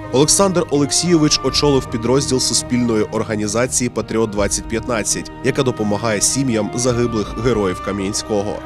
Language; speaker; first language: Ukrainian; native; Ukrainian